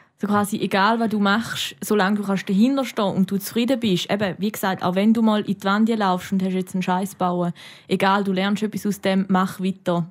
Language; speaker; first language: German; native; German